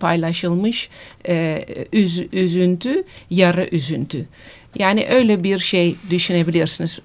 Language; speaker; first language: Turkish; non-native, fluent; Dutch